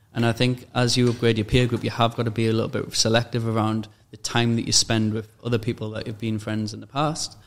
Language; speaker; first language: English; native; English